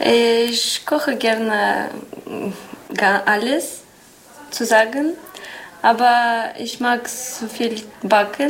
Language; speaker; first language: German; non-native, learner; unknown